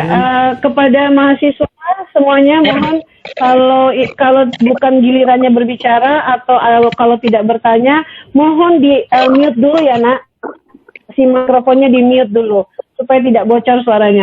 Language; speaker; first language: Indonesian; native; Indonesian